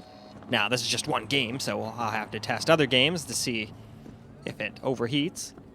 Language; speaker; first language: English; native; English